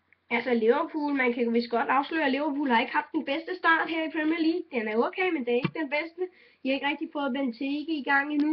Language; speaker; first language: Danish; native; Danish